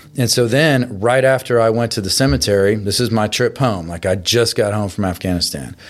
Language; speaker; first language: English; native; English